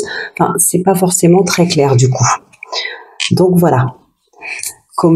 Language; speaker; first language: French; native; French